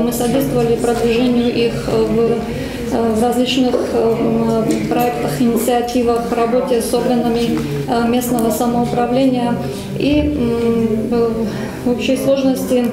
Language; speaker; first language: Russian; native; Russian